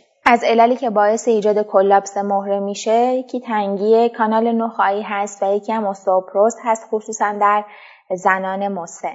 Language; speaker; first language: Persian; native; Persian